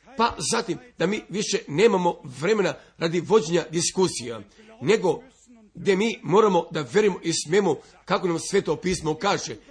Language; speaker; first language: Serbian; early bilingual, heritage; Serbian